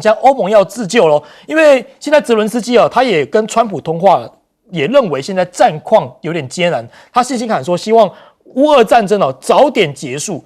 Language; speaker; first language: Chinese; native; Chinese